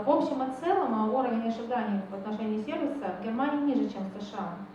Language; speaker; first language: Russian; native; Russian